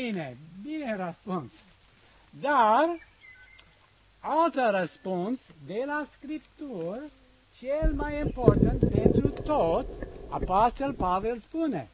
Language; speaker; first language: Romanian; non-native, learner; English